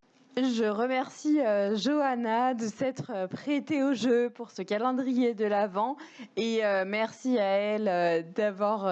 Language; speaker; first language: French; native; French